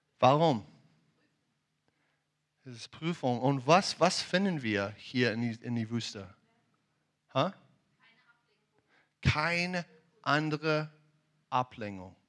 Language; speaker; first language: German; non-native, learner; English